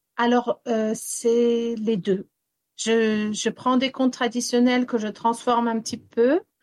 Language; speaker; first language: French; early bilingual, heritage; English